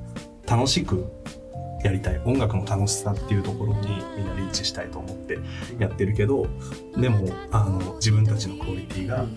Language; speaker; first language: Japanese; native; Japanese